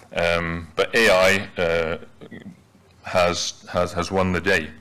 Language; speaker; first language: English; native; English